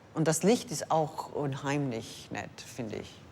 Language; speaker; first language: German; non-native, learner; English